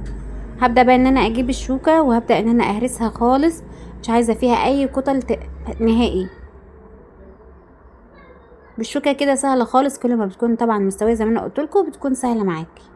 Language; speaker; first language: Arabic; native; Arabic